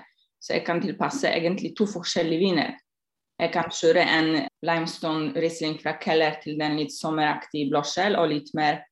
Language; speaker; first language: Norwegian; non-native, fluent; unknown